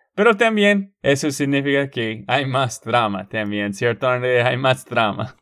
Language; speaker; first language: Spanish; non-native, fluent; English